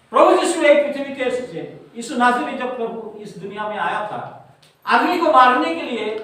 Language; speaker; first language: Hindi; non-native, local second language; Bangla